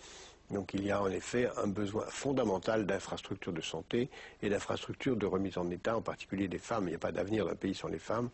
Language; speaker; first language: French; native; French